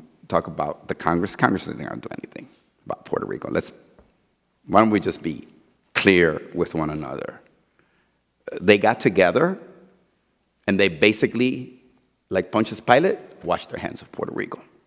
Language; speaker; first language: English; early bilingual, other home language; Spanish